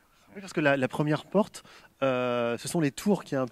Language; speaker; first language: French; native; French